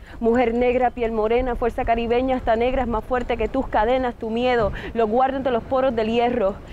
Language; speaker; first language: Spanish; native; Spanish